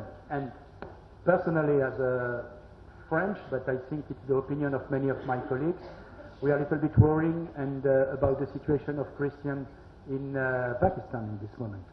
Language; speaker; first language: English; non-native, learner; French